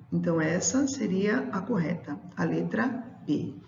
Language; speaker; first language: Portuguese; native; Portuguese